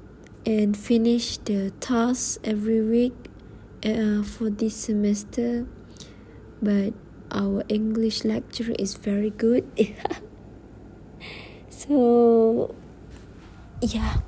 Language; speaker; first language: English; non-native, learner; Malay